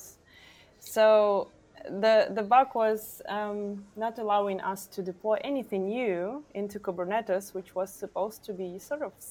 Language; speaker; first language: English; non-native, fluent; Ukrainian